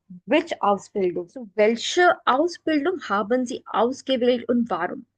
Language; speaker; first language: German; non-native, learner; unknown